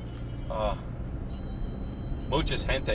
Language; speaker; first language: Spanish; non-native, learner; English